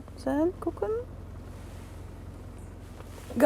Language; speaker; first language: German; non-native, learner; Latvian